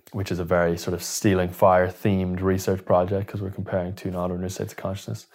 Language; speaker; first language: English; native; English